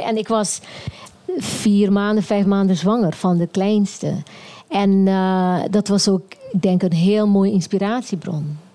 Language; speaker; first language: Dutch; non-native, local second language; Papiamento